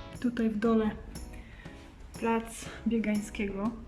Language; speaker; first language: Polish; native; Polish